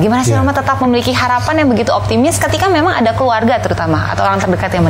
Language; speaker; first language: Indonesian; native; Indonesian